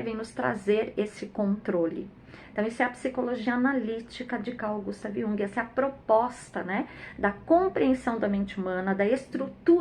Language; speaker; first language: Portuguese; native; Portuguese